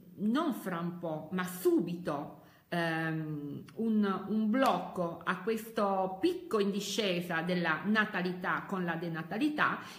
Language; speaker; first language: Italian; native; Italian